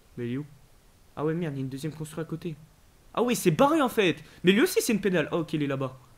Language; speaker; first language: French; native; French